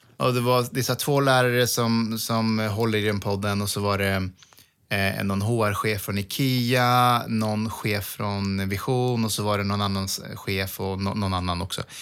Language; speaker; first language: Swedish; early bilingual, other home language; Persian